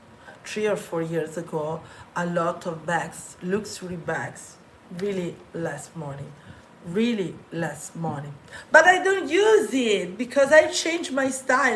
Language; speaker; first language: English; non-native, fluent; Italian